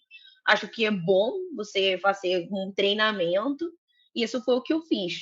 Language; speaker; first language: Portuguese; non-native, fluent; Spanish